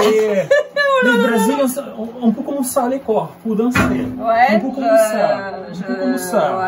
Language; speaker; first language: French; non-native, learner; Portuguese